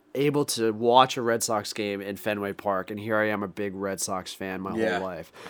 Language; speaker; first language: English; native; English